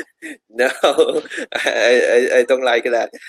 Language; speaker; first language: English; non-native, learner; Chinese